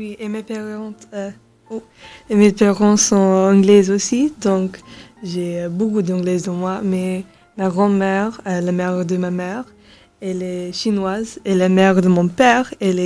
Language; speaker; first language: French; non-native, learner; English